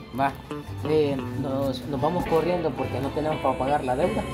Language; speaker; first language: Spanish; native; Spanish